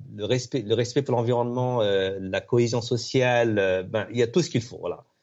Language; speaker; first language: French; non-native, fluent; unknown